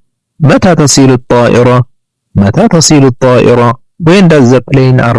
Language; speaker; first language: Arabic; non-native, learner; Amharic